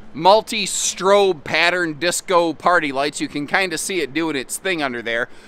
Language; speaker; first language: English; native; English